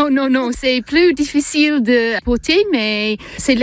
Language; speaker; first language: French; non-native, learner; English